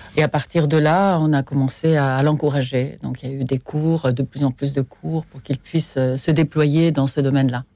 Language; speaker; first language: French; non-native, fluent; Russian